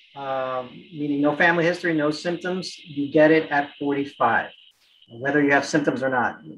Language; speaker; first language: English; native; English